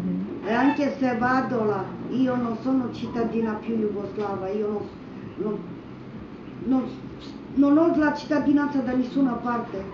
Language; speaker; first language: Italian; non-native, fluent; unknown